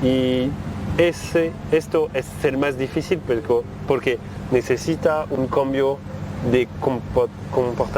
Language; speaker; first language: Spanish; non-native, learner; French